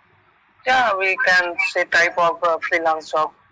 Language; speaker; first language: English; non-native, learner; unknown